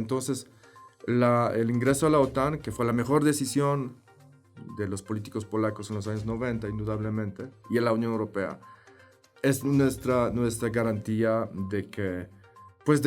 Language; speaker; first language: Spanish; non-native, fluent; Polish